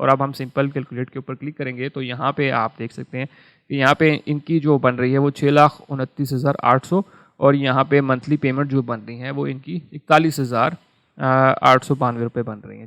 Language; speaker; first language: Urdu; non-native, local second language; Punjabi